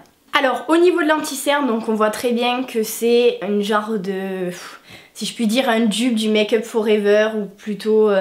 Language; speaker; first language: French; native; French